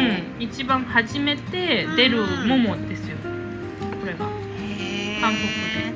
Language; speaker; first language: Japanese; non-native, fluent; Korean